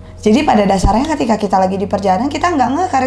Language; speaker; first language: Indonesian; native; Indonesian